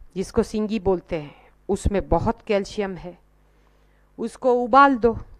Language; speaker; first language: Hindi; non-native, local second language; Gujarati